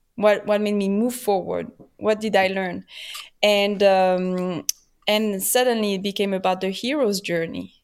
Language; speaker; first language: English; non-native, fluent; French